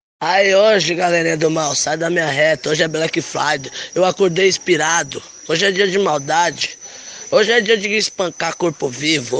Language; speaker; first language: Portuguese; native; Portuguese